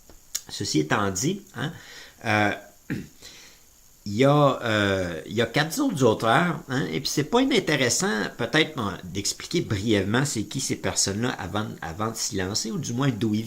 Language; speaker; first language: French; native; French